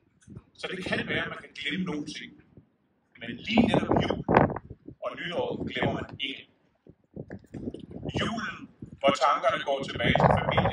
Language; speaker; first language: Danish; native; Danish